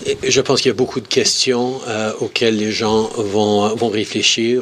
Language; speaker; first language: French; native; French